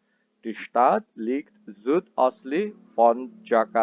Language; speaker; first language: German; non-native, fluent; Indonesian